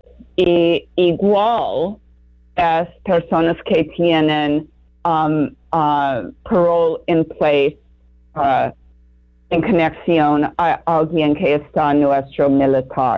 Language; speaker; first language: Spanish; non-native, learner; English